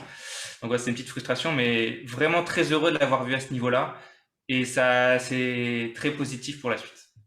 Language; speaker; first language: French; native; French